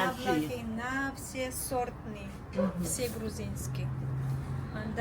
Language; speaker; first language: Russian; non-native, learner; Georgian